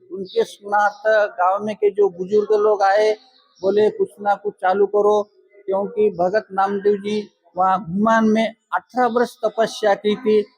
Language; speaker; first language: Hindi; non-native, local second language; Marathi